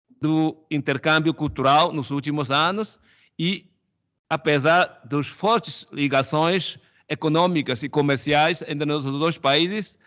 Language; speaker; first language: Portuguese; non-native, fluent; Chinese